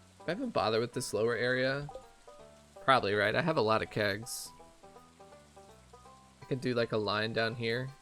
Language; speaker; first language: English; native; English